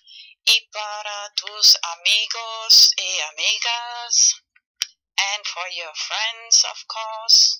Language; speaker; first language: Spanish; non-native, fluent; German